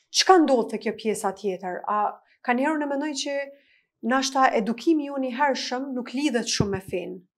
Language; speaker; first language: Albanian; native; Albanian